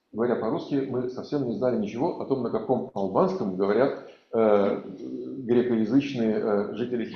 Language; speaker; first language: Russian; native; Russian